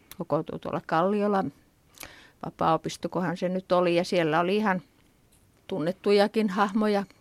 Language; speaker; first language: Finnish; native; Finnish